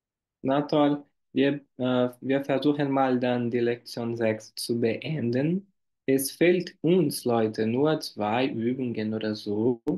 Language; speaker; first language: German; non-native, fluent; Portuguese